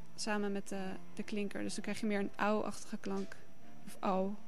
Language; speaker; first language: Dutch; native; Dutch